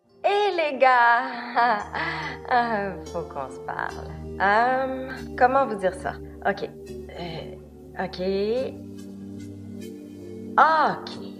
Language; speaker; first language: French; native; French